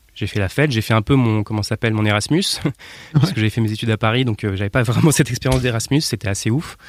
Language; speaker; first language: French; native; French